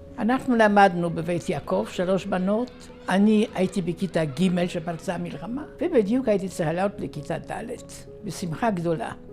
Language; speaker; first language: Hebrew; non-native, fluent; Yiddish